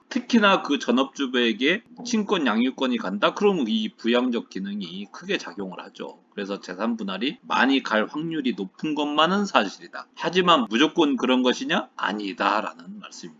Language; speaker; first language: Korean; native; Korean